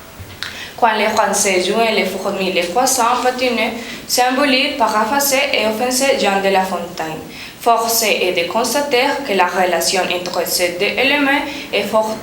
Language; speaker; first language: French; non-native, learner; Spanish